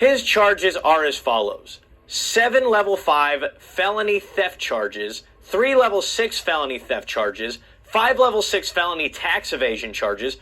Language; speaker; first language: English; native; English